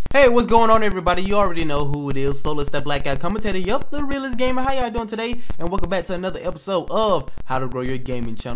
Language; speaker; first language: English; native; English